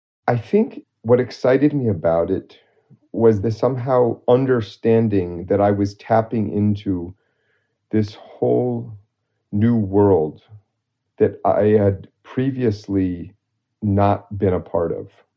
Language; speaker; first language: English; native; English